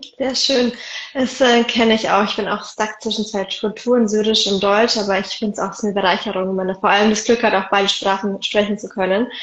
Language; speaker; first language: German; early bilingual, other home language; Arabic